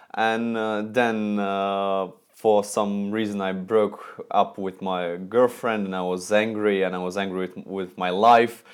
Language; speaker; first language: English; non-native, fluent; Russian